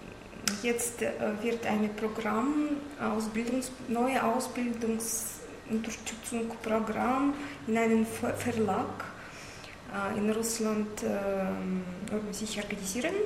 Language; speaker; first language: German; non-native, learner; Russian